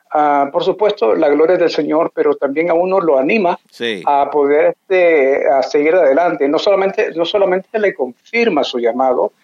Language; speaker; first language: Spanish; native; Spanish